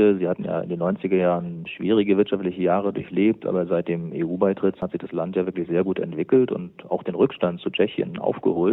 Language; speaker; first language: German; native; German